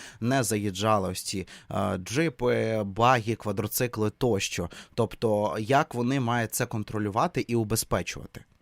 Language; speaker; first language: Ukrainian; native; Ukrainian